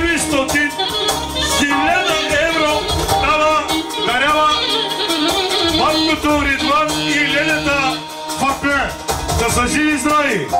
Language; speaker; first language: Bulgarian; non-native, local second language; Turkish